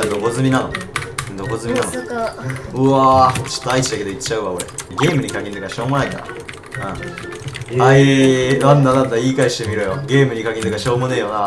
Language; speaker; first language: Japanese; native; Japanese